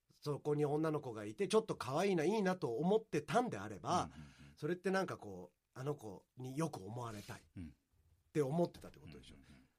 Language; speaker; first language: Japanese; native; Japanese